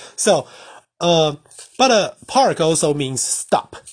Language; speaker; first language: English; non-native, fluent; Chinese